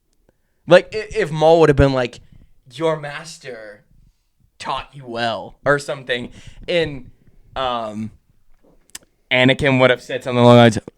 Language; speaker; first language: English; native; English